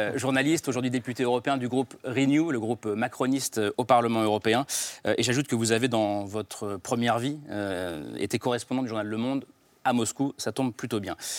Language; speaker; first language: French; native; French